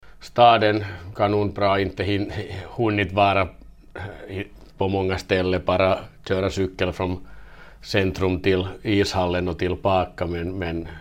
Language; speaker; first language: Swedish; non-native, learner; Finnish